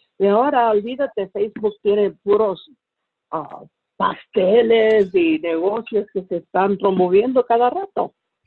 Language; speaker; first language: Spanish; early bilingual, heritage; Spanish